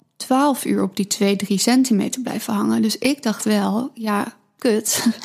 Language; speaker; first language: Dutch; native; Dutch